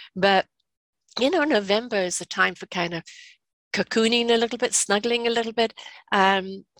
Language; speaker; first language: English; native; English